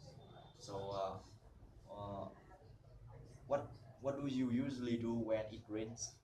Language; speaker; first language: English; non-native, learner; Vietnamese